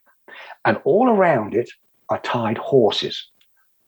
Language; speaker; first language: English; native; English